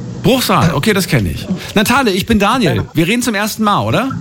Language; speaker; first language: German; native; German